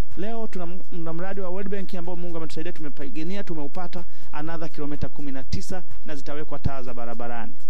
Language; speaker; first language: Swahili; native; Swahili